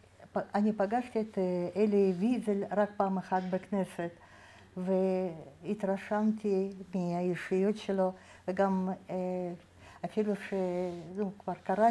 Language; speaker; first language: Hebrew; non-native, fluent; Russian